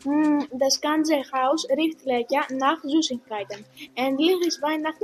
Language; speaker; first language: German; non-native, learner; Greek